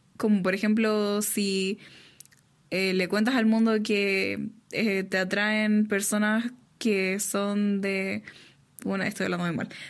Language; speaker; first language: Spanish; native; Spanish